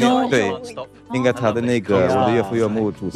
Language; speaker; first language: Chinese; non-native, fluent; Swedish